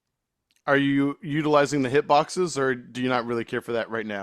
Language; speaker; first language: English; native; English